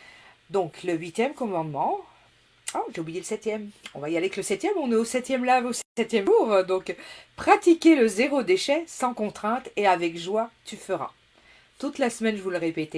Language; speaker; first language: French; native; French